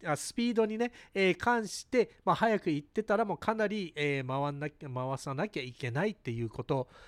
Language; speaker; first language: Japanese; early bilingual, heritage; Japanese